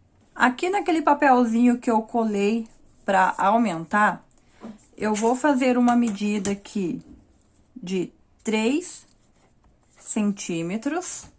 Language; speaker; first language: Portuguese; native; Portuguese